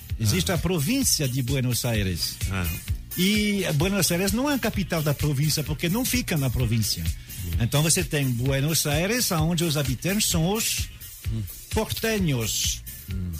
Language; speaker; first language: Portuguese; non-native, fluent; French